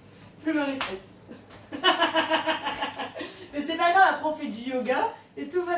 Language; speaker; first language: French; native; French